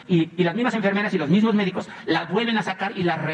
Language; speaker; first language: Spanish; native; Spanish